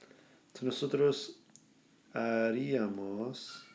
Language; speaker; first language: Spanish; non-native, fluent; English